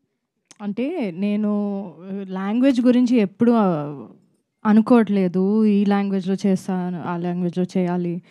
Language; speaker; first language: Telugu; non-native, fluent; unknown